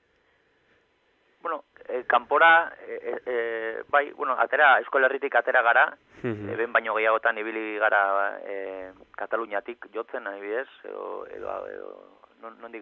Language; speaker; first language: Basque; non-native, local second language; Spanish